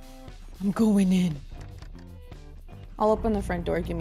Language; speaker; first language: English; native; English